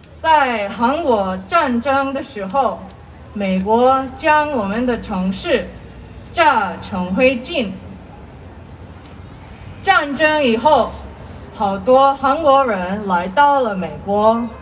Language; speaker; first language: Chinese; non-native, fluent; Korean